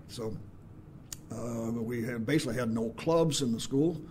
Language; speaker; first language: English; native; English